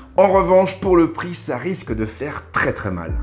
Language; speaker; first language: French; native; French